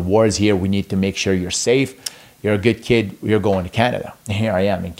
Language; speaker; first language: English; non-native, fluent; Arabic